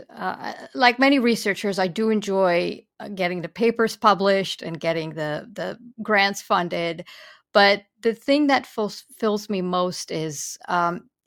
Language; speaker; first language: English; non-native, fluent; Romanian